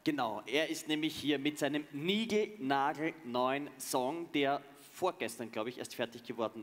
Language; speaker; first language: German; native; German